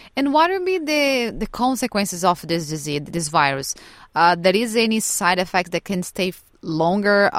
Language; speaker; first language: English; non-native, fluent; Portuguese